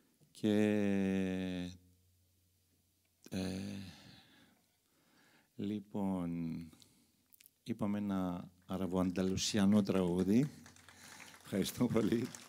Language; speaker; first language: Greek; non-native, fluent; Armenian